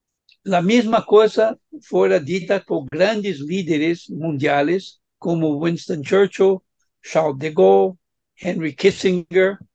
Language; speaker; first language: Spanish; non-native, fluent; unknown